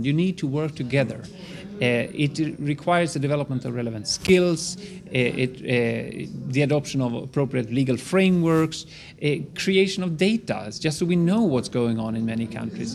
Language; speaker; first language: English; non-native, fluent; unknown